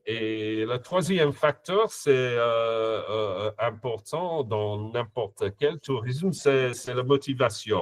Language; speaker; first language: French; non-native, fluent; English